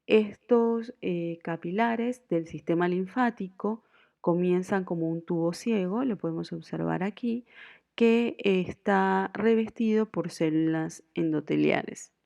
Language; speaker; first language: Spanish; native; Spanish